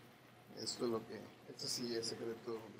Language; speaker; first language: Spanish; native; Spanish